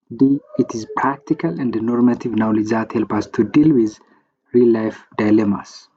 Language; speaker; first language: English; non-native, local second language; Amharic